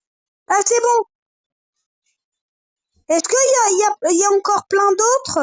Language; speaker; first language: French; native; French